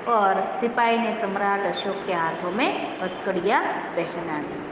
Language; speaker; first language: Hindi; non-native, local second language; Gujarati